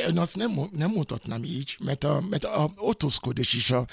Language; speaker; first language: Hungarian; non-native, learner; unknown